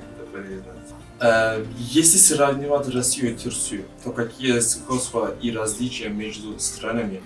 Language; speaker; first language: Russian; non-native, learner; Turkish